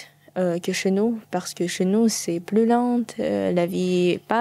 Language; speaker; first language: French; non-native, fluent; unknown